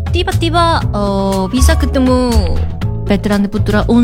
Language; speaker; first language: Indonesian; non-native, learner; Korean